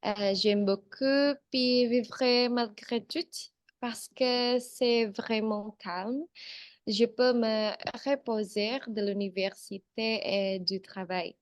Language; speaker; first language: French; non-native, learner; Indonesian